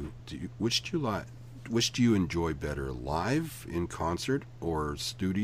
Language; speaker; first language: English; native; English